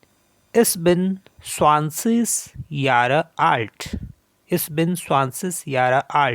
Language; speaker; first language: German; non-native, learner; Hindi